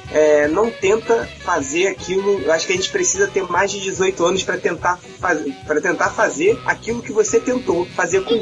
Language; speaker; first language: Portuguese; native; Portuguese